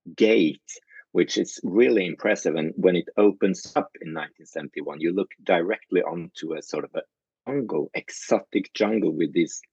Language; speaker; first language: English; non-native, fluent; Norwegian